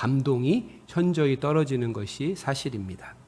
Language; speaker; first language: Korean; native; Korean